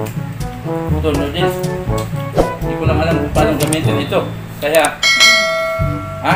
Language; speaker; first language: Filipino; non-native, local second language; Cebuano